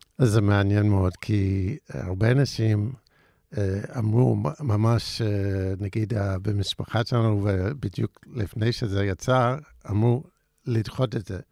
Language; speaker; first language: Hebrew; non-native, fluent; English